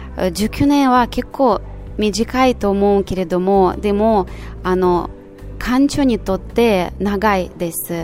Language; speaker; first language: Japanese; non-native, fluent; Russian